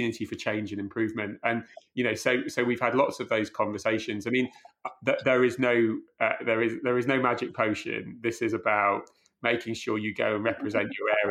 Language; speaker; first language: English; native; English